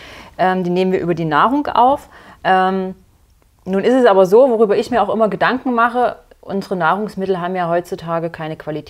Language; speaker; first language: German; native; German